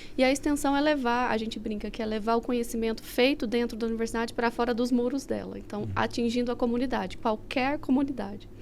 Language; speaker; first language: Portuguese; native; Portuguese